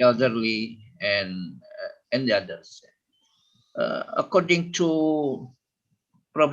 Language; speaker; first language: English; non-native, fluent; Indonesian